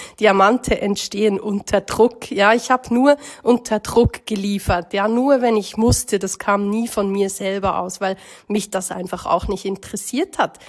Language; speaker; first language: German; native; German